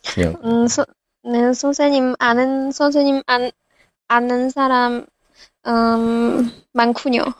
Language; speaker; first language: Korean; non-native, learner; Chinese